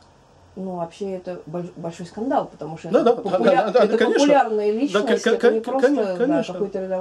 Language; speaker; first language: Russian; native; Russian